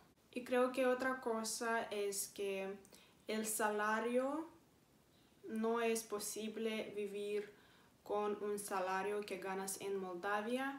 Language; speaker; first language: Spanish; non-native, fluent; Romanian